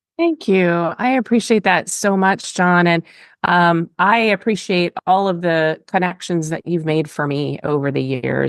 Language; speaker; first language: English; native; English